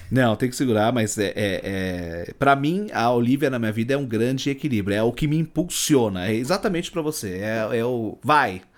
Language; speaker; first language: Portuguese; native; Portuguese